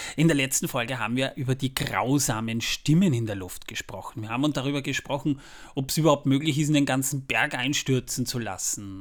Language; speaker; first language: German; native; German